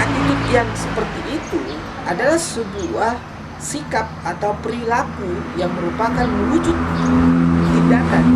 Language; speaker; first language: Indonesian; native; Indonesian